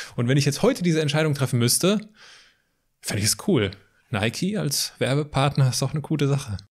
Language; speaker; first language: German; native; German